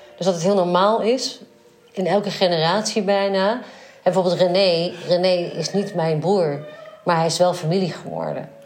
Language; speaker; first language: Dutch; native; Dutch